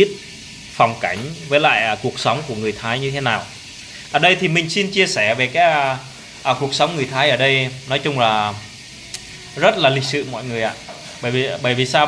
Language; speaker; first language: Vietnamese; non-native, local second language; Jarai